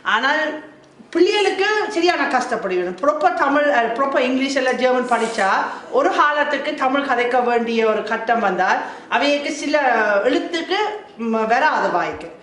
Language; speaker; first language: Tamil; non-native, fluent; German